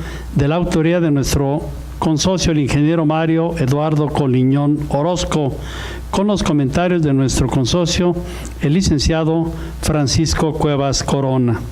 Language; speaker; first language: Spanish; native; Spanish